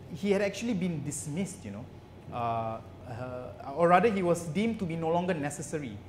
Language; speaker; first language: English; non-native, local second language; Malay